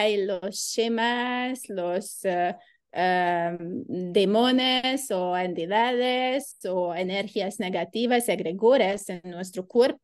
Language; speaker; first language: Spanish; non-native, learner; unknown